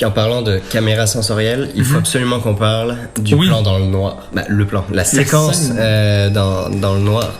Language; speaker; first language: French; native; French